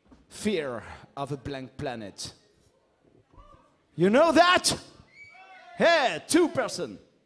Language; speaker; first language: English; non-native, learner; French